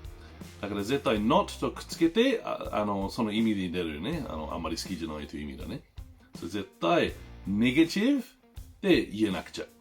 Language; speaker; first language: Japanese; non-native, fluent; English